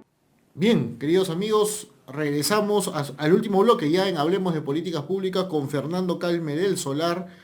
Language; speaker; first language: Spanish; native; Spanish